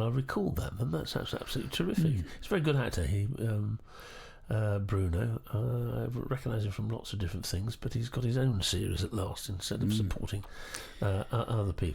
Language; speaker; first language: English; native; English